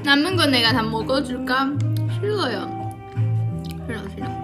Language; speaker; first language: Korean; non-native, learner; Chinese